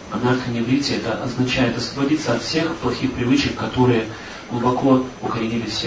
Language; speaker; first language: Russian; native; Russian